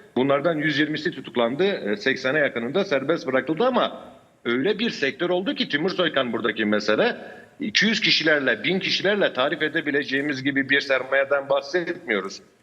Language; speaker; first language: Turkish; native; Turkish